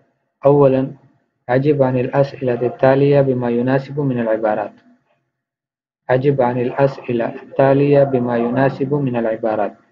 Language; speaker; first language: Arabic; non-native, fluent; Urdu